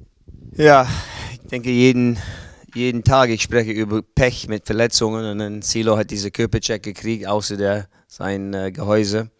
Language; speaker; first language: German; non-native, learner; English